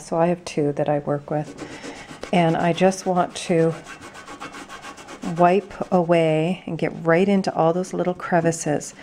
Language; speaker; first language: English; native; English